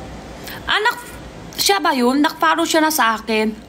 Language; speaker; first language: Filipino; non-native, learner; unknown